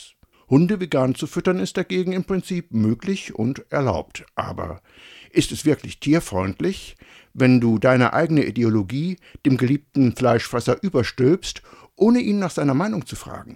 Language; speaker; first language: German; native; German